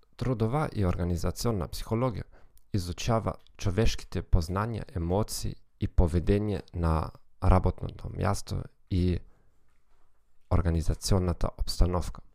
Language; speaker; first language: Bulgarian; non-native, learner; German